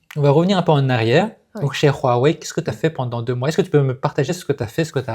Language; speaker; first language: French; native; French